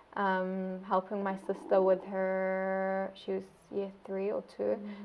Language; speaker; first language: English; non-native, fluent; Arabic